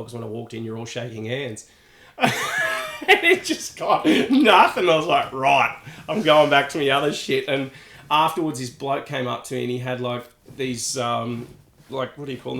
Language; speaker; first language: English; native; English